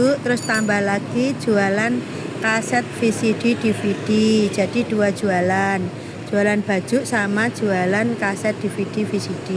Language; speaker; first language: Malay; non-native, local second language; Javanese